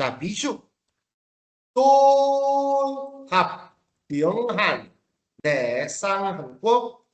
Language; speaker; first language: Vietnamese; non-native, fluent; Korean